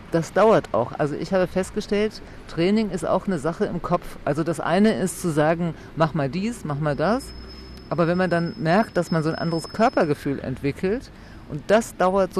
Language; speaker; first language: German; native; German